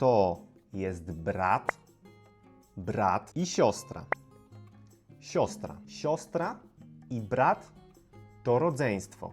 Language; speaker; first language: Polish; native; Polish